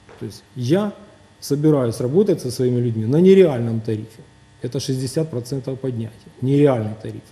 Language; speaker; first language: Russian; native; Russian